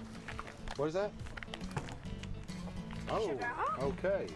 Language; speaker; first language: English; native; English